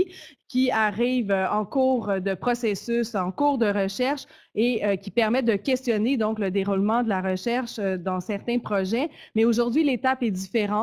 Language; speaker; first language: French; native; French